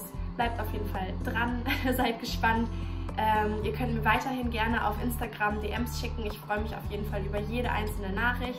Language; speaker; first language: German; native; German